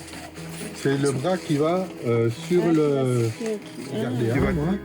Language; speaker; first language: French; native; French